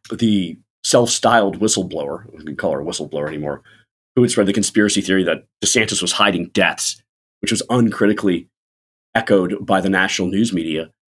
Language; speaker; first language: English; native; English